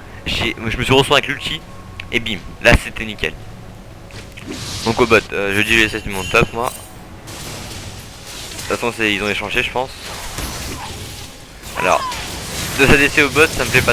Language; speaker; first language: French; native; French